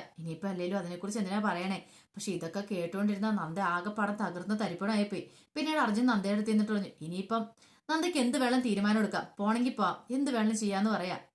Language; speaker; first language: Malayalam; native; Malayalam